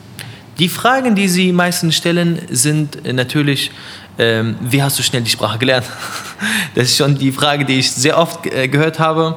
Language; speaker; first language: German; non-native, fluent; Arabic